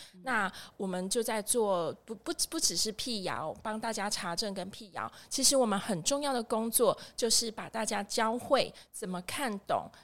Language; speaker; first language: Chinese; native; Chinese